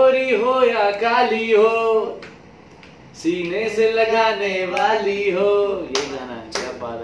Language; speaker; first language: Hindi; non-native, local second language; Punjabi